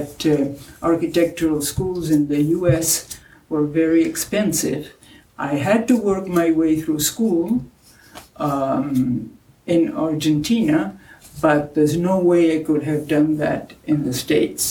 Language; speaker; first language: English; non-native, fluent; Spanish